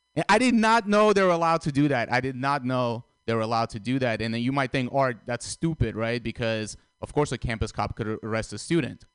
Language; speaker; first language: English; early bilingual, other home language; Russian